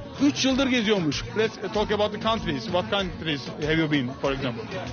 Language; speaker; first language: English; non-native, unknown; Turkish